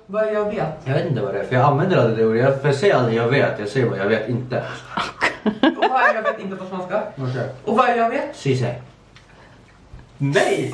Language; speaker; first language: Swedish; early bilingual, other home language; Thai